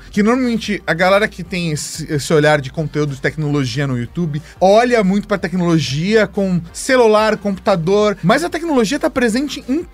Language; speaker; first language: Portuguese; native; Portuguese